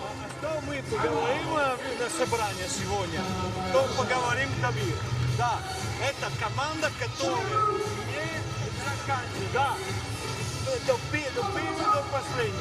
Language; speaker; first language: Russian; non-native, learner; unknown